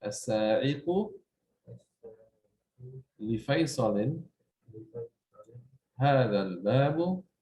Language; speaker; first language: Arabic; non-native, fluent; English